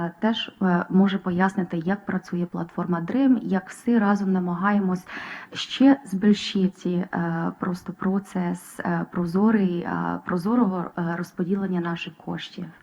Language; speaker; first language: Ukrainian; non-native, fluent; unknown